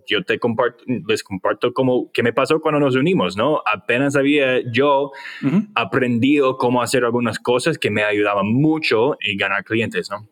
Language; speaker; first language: Spanish; non-native, fluent; English